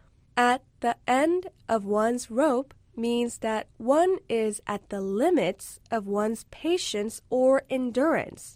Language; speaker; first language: English; non-native, fluent; Korean